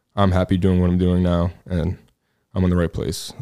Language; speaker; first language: English; native; English